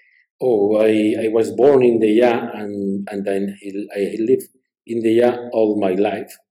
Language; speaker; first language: English; non-native, learner; Spanish